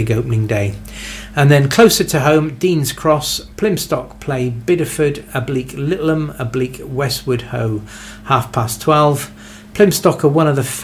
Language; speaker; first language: English; native; English